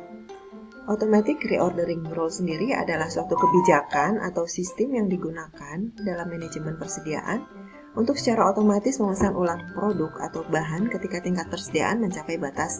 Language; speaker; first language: Indonesian; native; Indonesian